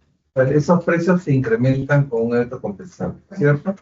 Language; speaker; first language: Spanish; native; Spanish